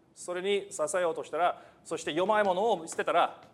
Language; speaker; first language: Japanese; non-native, fluent; English